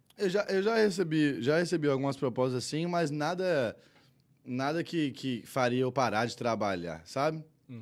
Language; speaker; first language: Portuguese; early bilingual, heritage; Portuguese